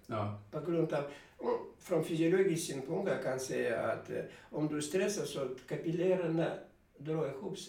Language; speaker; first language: Swedish; non-native, fluent; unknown